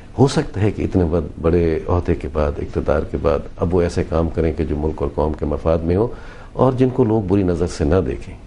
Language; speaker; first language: Urdu; non-native, local second language; Punjabi